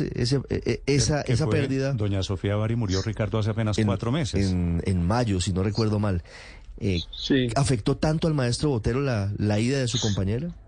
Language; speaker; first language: Spanish; native; Spanish